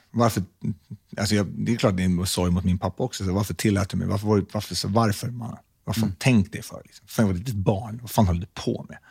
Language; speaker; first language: Swedish; native; Swedish